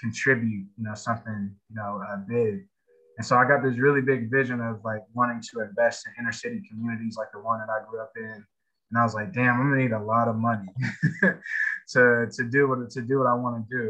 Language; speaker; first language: English; native; English